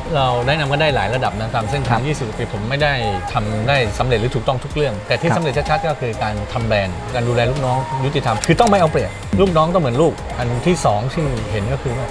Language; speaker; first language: Thai; native; Thai